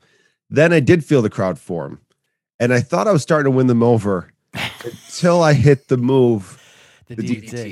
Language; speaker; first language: English; native; English